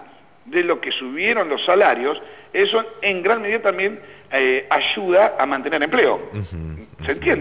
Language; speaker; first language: Spanish; native; Spanish